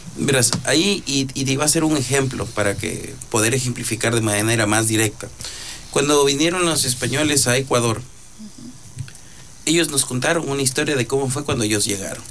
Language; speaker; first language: Spanish; native; Spanish